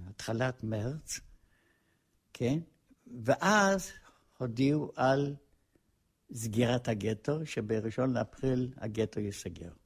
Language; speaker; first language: Hebrew; non-native, fluent; Polish